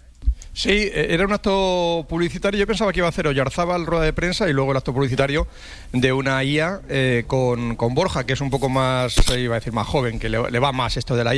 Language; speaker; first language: Spanish; native; Spanish